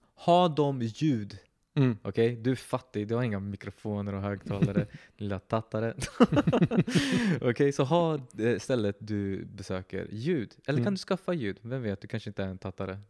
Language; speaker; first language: Swedish; native; Swedish